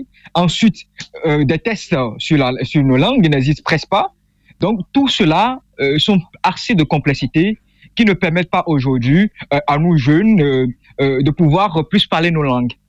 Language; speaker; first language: French; non-native, local second language; Fon